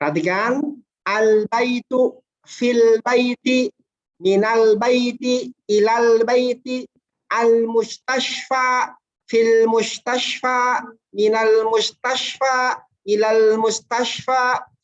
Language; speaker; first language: Arabic; non-native, fluent; Indonesian